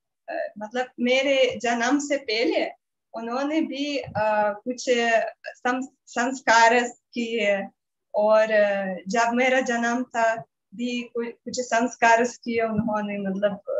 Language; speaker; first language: Hindi; non-native, learner; Russian